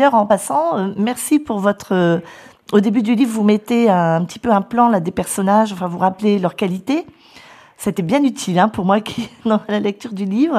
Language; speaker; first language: French; native; French